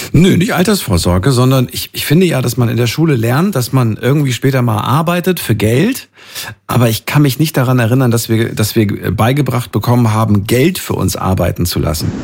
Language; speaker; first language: German; native; German